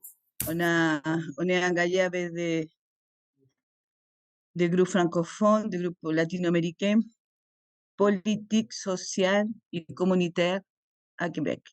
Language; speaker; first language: French; non-native, fluent; Spanish